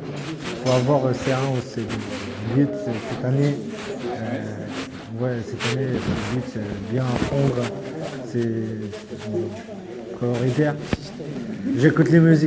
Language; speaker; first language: French; non-native, learner; Uzbek